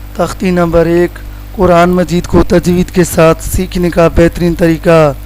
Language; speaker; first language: Urdu; non-native, local second language; Sindhi